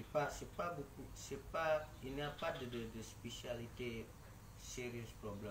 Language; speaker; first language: French; non-native, learner; Indonesian